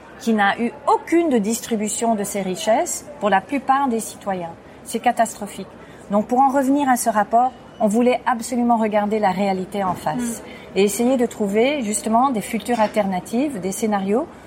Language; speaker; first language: French; non-native, fluent; English